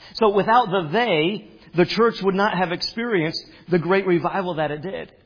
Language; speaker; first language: English; native; English